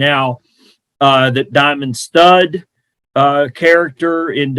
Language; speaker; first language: English; native; English